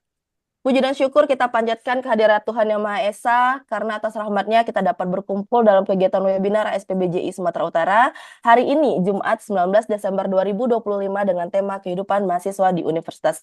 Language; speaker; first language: Indonesian; native; Indonesian